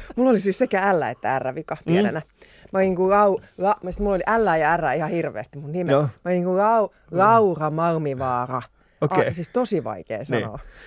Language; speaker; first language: Finnish; native; Finnish